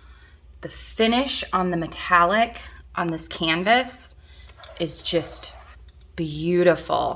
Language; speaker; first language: English; native; English